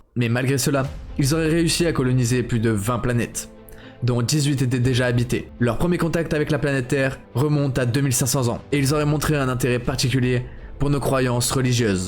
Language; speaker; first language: French; native; French